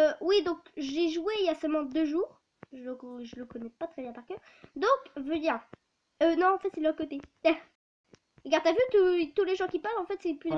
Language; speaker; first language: French; native; French